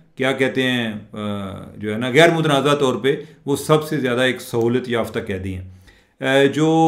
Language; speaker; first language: Urdu; non-native, local second language; Punjabi